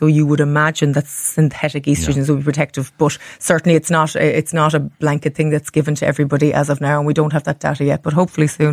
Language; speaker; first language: English; native; English